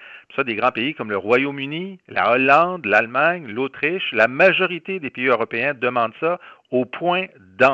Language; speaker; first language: French; native; French